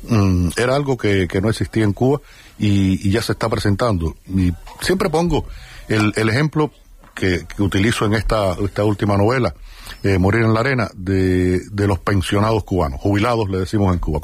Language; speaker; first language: Spanish; native; Spanish